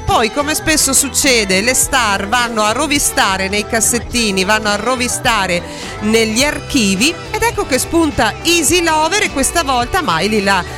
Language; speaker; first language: Italian; native; Italian